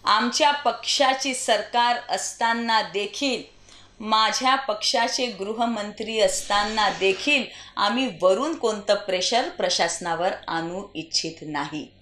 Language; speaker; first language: Marathi; native; Marathi